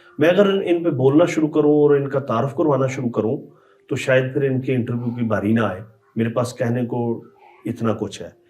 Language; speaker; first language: Urdu; non-native, local second language; Punjabi